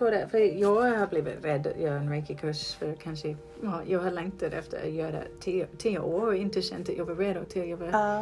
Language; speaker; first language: Swedish; non-native, fluent; English